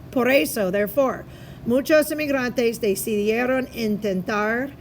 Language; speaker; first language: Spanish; non-native, fluent; English